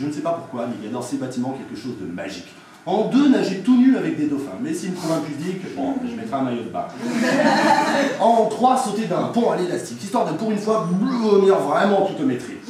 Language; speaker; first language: French; native; French